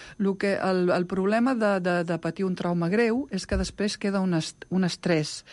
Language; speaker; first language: Catalan; non-native, local second language; Spanish